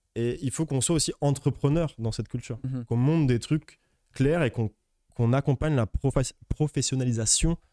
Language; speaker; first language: French; native; French